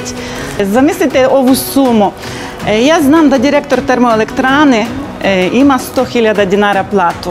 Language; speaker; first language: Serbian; non-native, learner; Russian